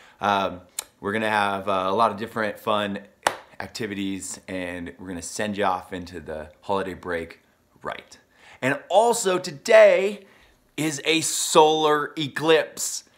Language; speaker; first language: English; native; English